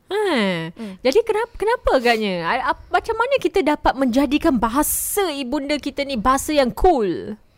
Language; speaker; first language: Malay; native; Malay